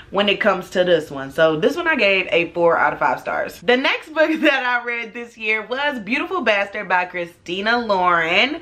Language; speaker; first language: English; native; English